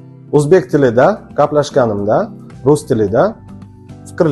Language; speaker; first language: Uzbek; non-native, local second language; Russian